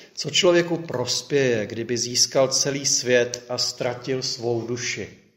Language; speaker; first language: Czech; native; Czech